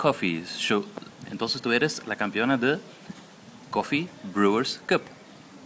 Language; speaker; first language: Spanish; non-native, fluent; Dutch